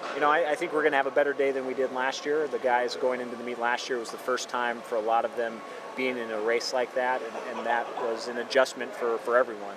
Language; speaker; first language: English; native; English